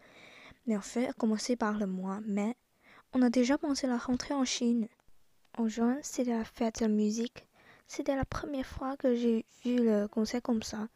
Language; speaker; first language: French; non-native, learner; Chinese